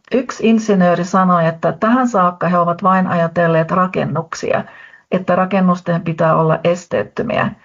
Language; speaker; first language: Finnish; native; Finnish